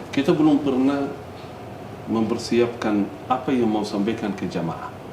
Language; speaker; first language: Indonesian; non-native, fluent; Arabic